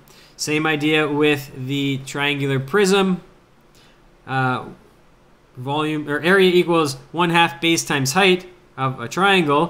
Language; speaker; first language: English; native; English